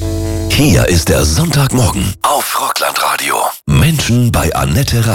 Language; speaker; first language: German; native; German